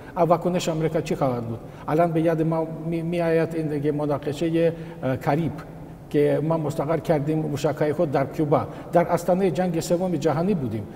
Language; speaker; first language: Persian; non-native, fluent; Russian